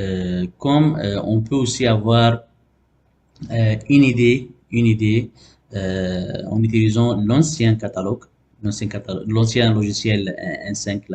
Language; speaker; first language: French; non-native, local second language; Arabic